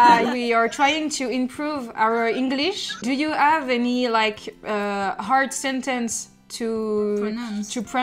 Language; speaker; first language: English; non-native, learner; French